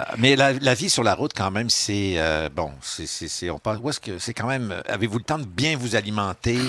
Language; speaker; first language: French; native; French